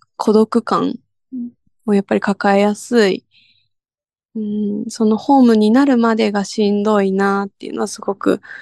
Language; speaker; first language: Japanese; native; Japanese